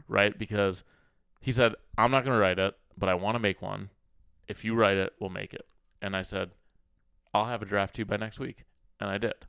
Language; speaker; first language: English; early bilingual, other home language; Arabic